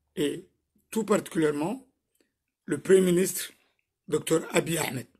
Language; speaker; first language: French; non-native, local second language; Somali